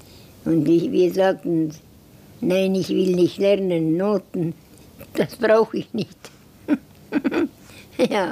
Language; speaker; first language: German; non-native, learner; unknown